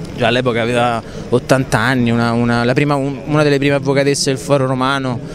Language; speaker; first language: Italian; native; Italian